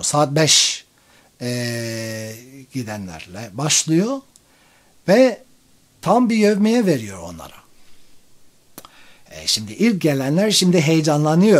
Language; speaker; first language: Turkish; non-native, fluent; English